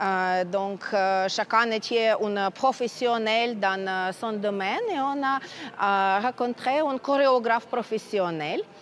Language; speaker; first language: French; non-native, fluent; Ukrainian